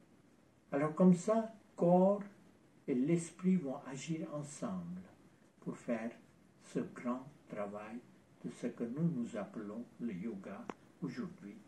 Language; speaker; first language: French; non-native, fluent; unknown